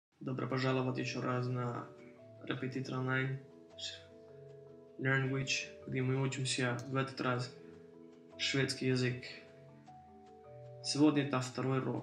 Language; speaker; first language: Russian; early bilingual, heritage; Russian